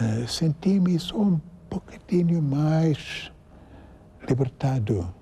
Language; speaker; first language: Portuguese; non-native, fluent; English